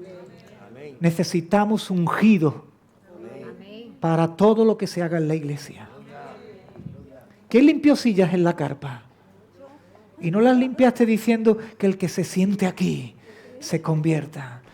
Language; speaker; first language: Spanish; native; Spanish